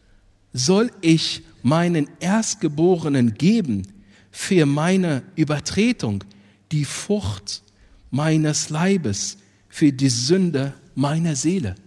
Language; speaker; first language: German; non-native, fluent; Arabic